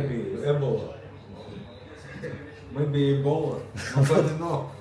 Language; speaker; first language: English; non-native, learner; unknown